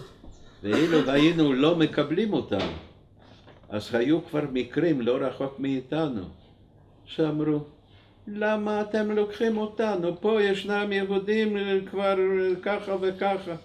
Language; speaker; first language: Hebrew; non-native, fluent; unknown